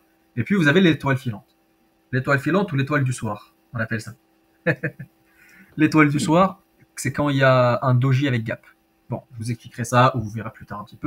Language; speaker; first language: French; native; French